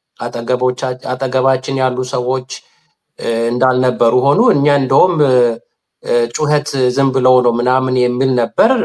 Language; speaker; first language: Amharic; non-native, local second language; Sidamo